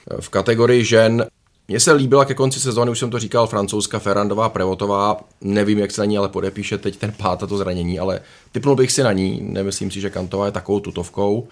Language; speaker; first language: Czech; native; Czech